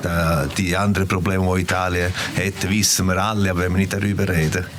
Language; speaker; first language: German; non-native, fluent; Italian